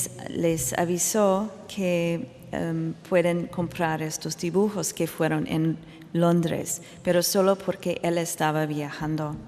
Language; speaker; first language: Spanish; non-native, fluent; English